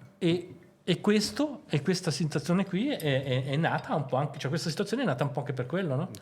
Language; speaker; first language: Italian; native; Italian